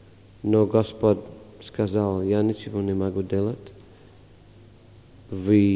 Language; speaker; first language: Russian; non-native, fluent; English